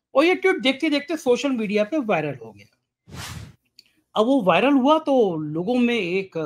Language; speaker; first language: Hindi; native; Hindi